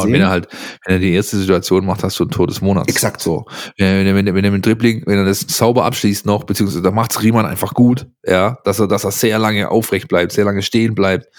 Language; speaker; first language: German; native; German